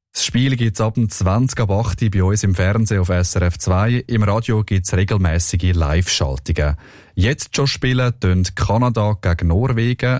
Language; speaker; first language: German; native; German